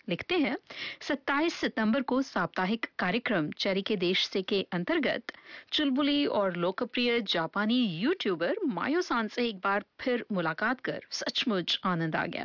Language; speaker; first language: Hindi; native; Hindi